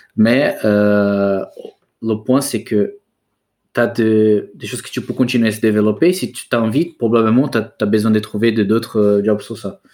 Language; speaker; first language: French; non-native, fluent; Portuguese